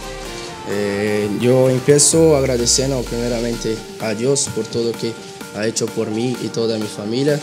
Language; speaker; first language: Spanish; non-native, learner; Portuguese